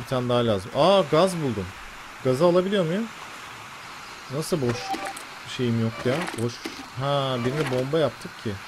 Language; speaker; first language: Turkish; native; Turkish